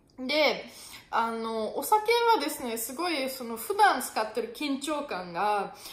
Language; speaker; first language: Japanese; non-native, fluent; German